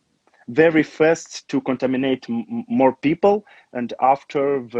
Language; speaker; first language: English; non-native, learner; Romanian